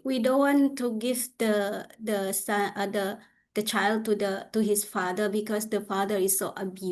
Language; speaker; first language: English; non-native, learner; Indonesian